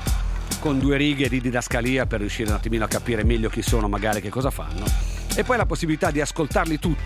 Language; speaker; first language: Italian; native; Italian